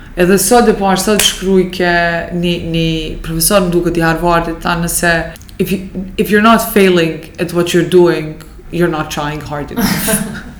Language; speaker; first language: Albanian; native; Albanian